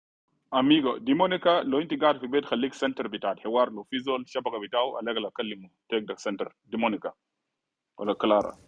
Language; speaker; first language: Arabic; non-native, local second language; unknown